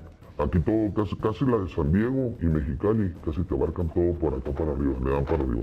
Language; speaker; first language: Spanish; native; Spanish